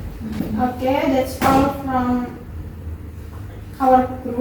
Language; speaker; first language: English; non-native, learner; Indonesian